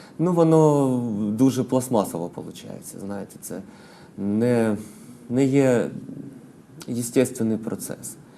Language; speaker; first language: Ukrainian; non-native, local second language; Russian